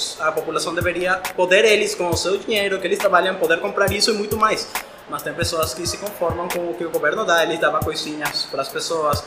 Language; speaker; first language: Portuguese; non-native, fluent; Spanish